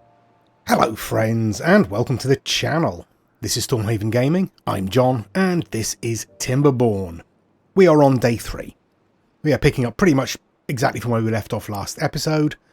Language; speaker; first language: English; native; English